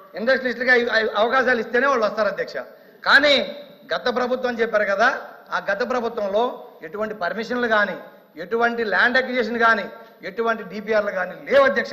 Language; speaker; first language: Telugu; native; Telugu